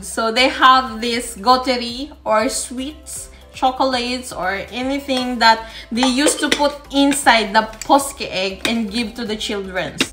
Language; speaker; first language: English; non-native, local second language; Filipino